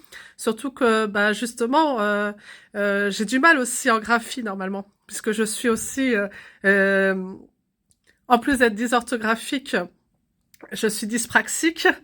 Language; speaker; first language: French; native; French